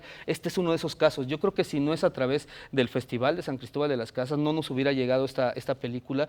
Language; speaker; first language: Spanish; native; Spanish